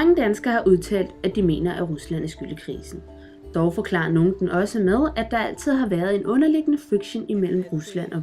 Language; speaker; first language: Danish; native; Danish